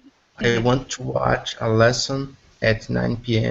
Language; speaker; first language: English; non-native, learner; Portuguese